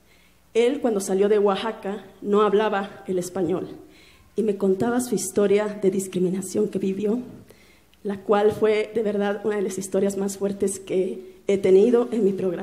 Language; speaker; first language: Spanish; native; Spanish